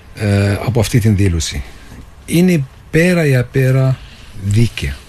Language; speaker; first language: Greek; non-native, fluent; Arabic